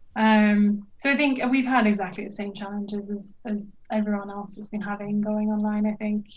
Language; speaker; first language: English; non-native, fluent; Norwegian